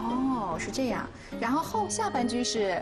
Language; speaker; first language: Chinese; native; Chinese